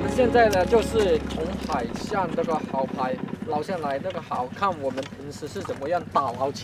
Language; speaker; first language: Chinese; non-native, local second language; Cantonese